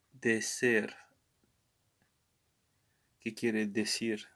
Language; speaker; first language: Spanish; non-native, learner; English